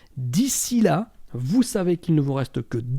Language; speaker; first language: French; native; French